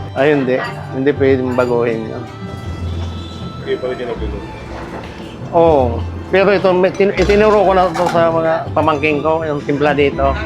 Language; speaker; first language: Filipino; non-native, local second language; Bikol